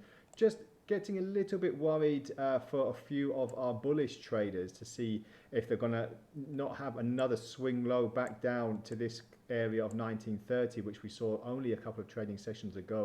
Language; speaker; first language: English; native; English